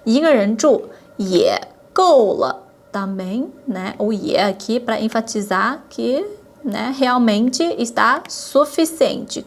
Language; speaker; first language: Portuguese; non-native, fluent; Chinese